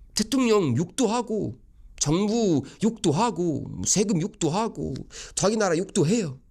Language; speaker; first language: Korean; non-native, fluent; Swedish